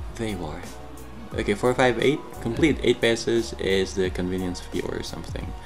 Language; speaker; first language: English; non-native, local second language; Pampanga